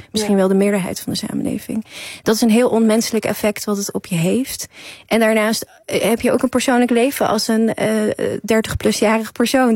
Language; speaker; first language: Dutch; early bilingual, other home language; Persian